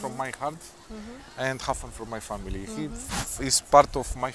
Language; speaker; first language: English; non-native, learner; Romanian